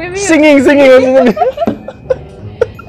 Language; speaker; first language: English; non-native, learner; Indonesian